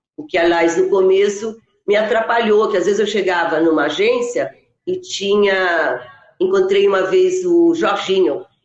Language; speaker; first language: Portuguese; non-native, local second language; German